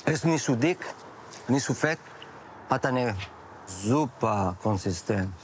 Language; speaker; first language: German; non-native, learner; Spanish